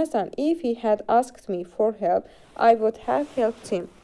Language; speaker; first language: English; non-native, fluent; Azerbaijani